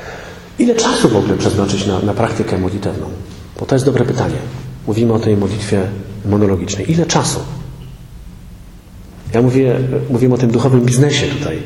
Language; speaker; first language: Polish; native; Polish